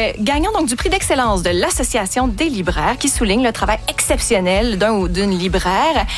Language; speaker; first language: French; native; French